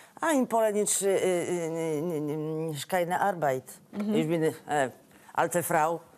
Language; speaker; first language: German; non-native, learner; Polish